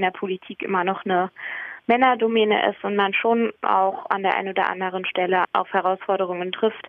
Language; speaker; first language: German; native; German